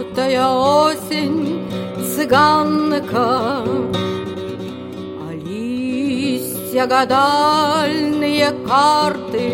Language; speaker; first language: Russian; native; Russian